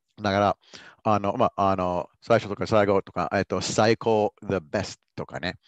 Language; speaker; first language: Japanese; non-native, fluent; English